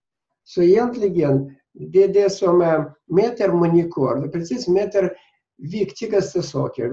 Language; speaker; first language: Swedish; non-native, fluent; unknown